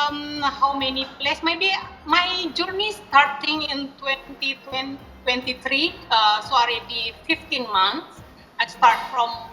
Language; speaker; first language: English; non-native, learner; Indonesian